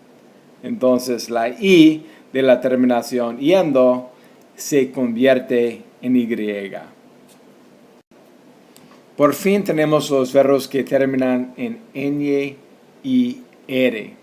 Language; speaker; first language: Spanish; non-native, fluent; English